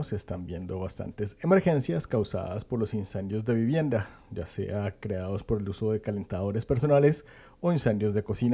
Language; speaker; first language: Spanish; native; Spanish